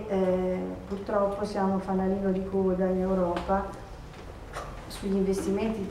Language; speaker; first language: Italian; native; Italian